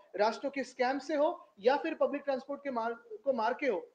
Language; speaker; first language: Hindi; non-native, local second language; Marathi